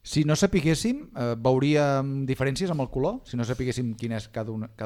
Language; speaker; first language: Catalan; native; Catalan